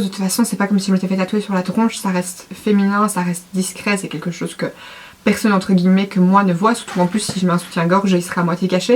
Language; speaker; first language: French; native; French